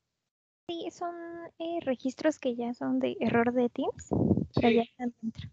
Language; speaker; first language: Spanish; native; Spanish